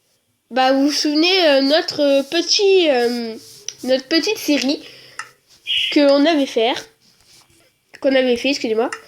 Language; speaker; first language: French; native; French